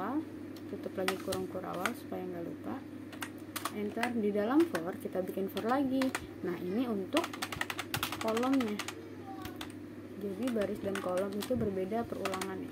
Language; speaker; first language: Indonesian; native; Indonesian